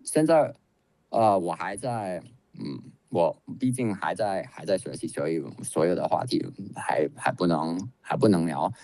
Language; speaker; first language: Chinese; non-native, fluent; English